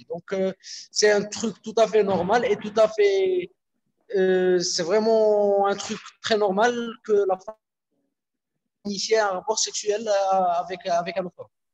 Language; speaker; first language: French; non-native, learner; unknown